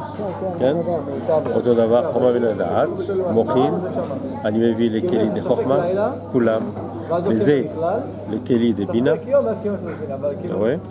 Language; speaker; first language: Hebrew; non-native, fluent; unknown